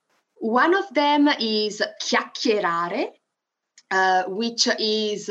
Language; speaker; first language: English; non-native, fluent; Italian